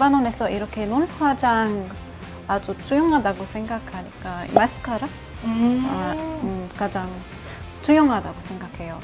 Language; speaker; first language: Korean; non-native, learner; Arabic